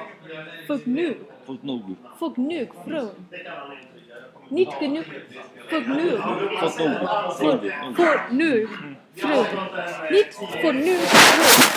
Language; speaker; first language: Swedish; non-native, learner; English